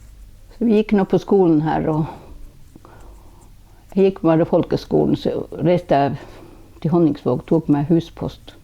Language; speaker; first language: Norwegian; non-native, local second language; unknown